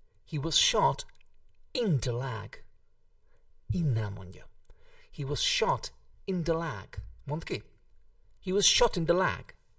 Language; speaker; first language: English; non-native, fluent; Hungarian